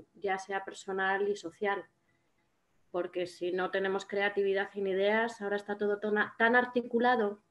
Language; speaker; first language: Spanish; native; Spanish